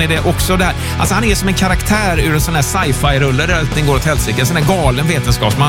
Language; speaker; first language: Swedish; native; Swedish